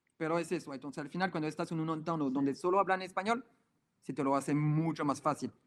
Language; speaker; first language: Spanish; non-native, fluent; French